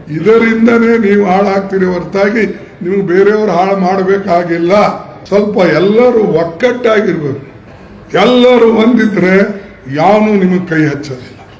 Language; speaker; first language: Kannada; native; Kannada